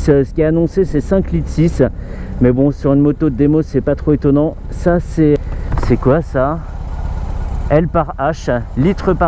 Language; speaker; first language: French; native; French